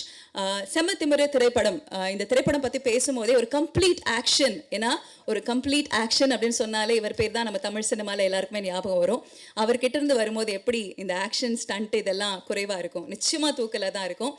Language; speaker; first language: Tamil; native; Tamil